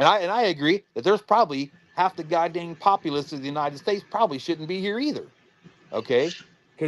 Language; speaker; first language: English; native; English